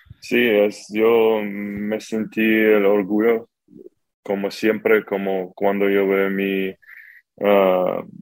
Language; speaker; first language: Spanish; non-native, fluent; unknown